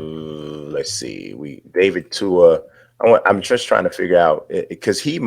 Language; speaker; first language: English; native; English